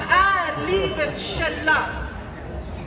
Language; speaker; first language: Swedish; non-native, fluent; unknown